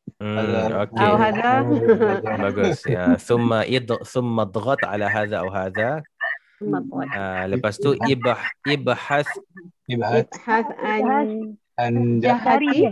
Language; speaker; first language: Arabic; non-native, fluent; Malay